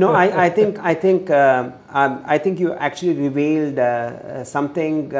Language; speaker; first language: English; non-native, local second language; Malayalam